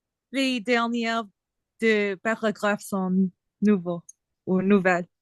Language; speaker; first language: French; non-native, learner; English